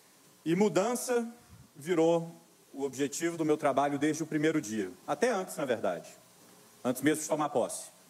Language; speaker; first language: Portuguese; native; Portuguese